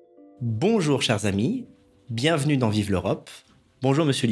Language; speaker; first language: French; native; French